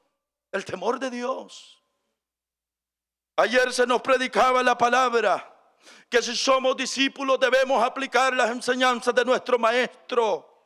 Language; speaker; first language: Spanish; native; Spanish